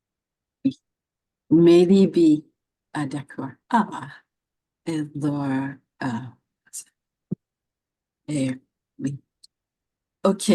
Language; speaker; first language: French; non-native, fluent; English